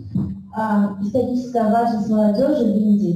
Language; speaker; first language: Russian; native; Russian